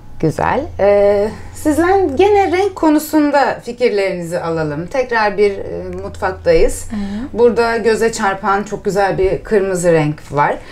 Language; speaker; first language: Turkish; native; Turkish